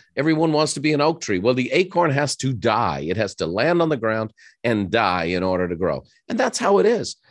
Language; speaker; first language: English; native; English